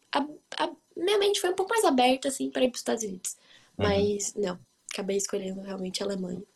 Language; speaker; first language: Portuguese; native; Portuguese